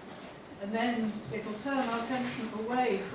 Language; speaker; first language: English; native; English